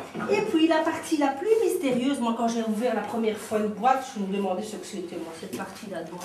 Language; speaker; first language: French; native; French